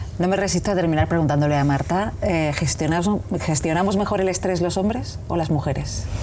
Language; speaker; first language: Spanish; native; Spanish